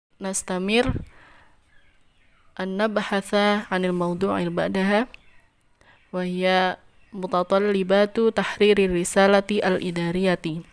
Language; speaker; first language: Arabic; non-native, learner; Indonesian